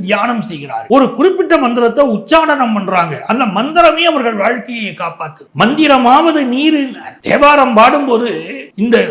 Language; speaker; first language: Tamil; native; Tamil